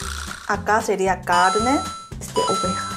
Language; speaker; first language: Spanish; non-native, learner; Korean